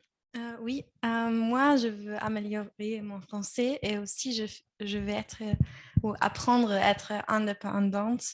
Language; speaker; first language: French; non-native, learner; German